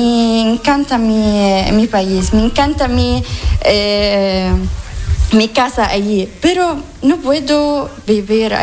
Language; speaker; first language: Spanish; non-native, learner; Arabic